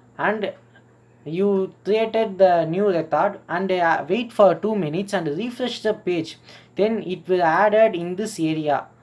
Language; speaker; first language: English; non-native, local second language; Tamil